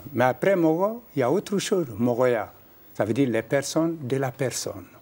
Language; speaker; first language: French; non-native, local second language; Mandingo